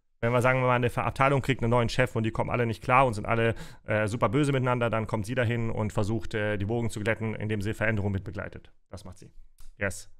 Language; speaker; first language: German; early bilingual, other home language; Russian